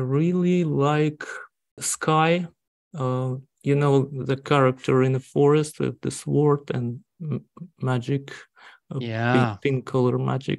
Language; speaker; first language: English; non-native, learner; Russian